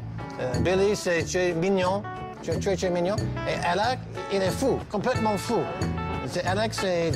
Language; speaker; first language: French; non-native, learner; English